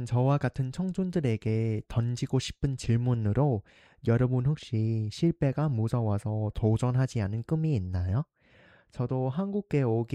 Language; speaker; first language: Korean; non-native, fluent; Vietnamese